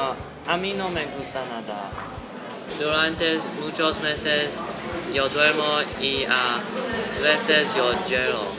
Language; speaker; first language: Spanish; non-native, learner; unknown